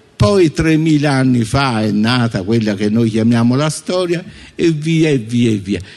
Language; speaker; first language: Italian; native; Italian